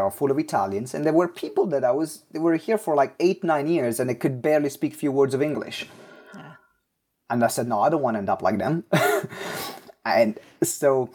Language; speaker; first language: English; non-native, fluent; Italian